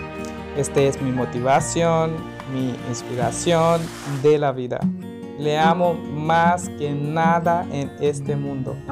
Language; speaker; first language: Spanish; non-native, learner; Hindi